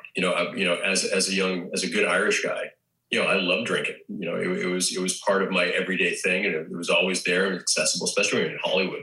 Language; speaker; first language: English; native; English